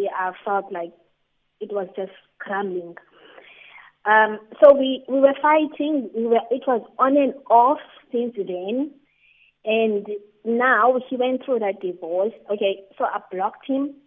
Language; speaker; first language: English; non-native, local second language; Xhosa